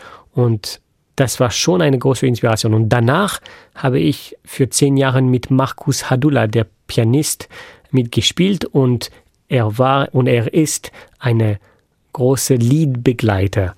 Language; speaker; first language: German; non-native, fluent; French